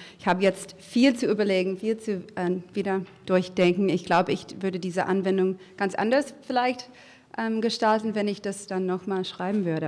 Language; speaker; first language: German; non-native, fluent; English